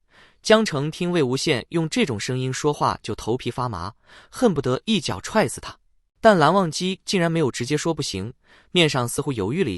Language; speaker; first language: Chinese; native; Chinese